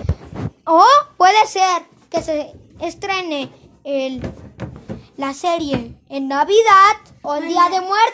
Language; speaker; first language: Spanish; native; Spanish